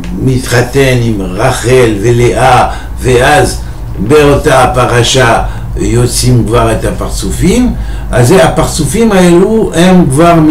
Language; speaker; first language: Hebrew; non-native, fluent; French